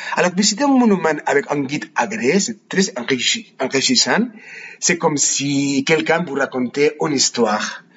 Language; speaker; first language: French; non-native, fluent; Spanish